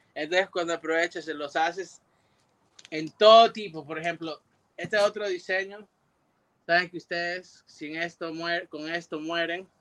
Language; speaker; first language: Spanish; early bilingual, heritage; Spanish